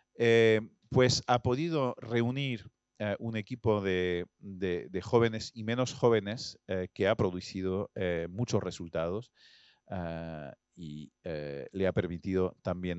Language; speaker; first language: Spanish; non-native, fluent; French